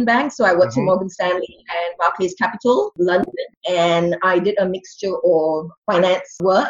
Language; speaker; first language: English; non-native, local second language; Tamil